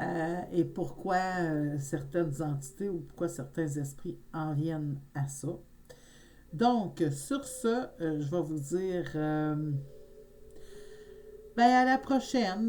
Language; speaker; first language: French; native; French